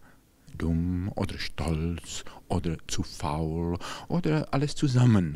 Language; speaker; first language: German; non-native, fluent; Czech